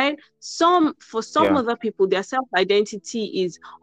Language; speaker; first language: English; non-native, local second language; Yoruba